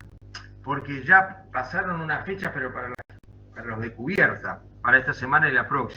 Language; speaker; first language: Spanish; native; Spanish